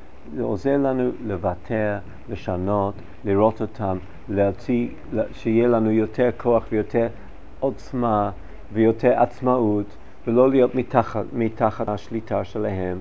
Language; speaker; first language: Hebrew; non-native, fluent; English